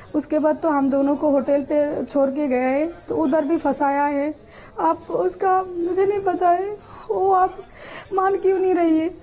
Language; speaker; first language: Hindi; non-native, learner; Bangla